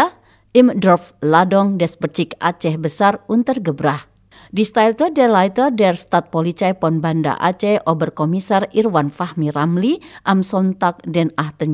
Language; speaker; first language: German; non-native, fluent; Indonesian